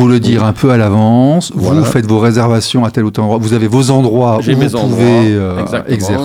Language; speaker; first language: French; native; French